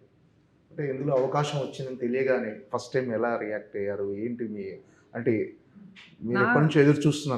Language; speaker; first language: Telugu; native; Telugu